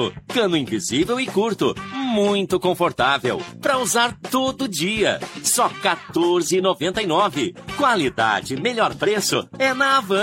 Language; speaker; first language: Portuguese; native; Portuguese